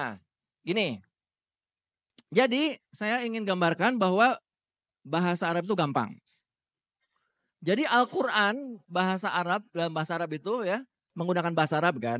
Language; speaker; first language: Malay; non-native, local second language; Sundanese